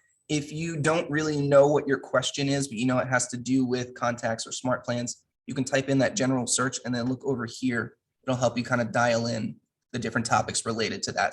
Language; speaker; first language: English; native; English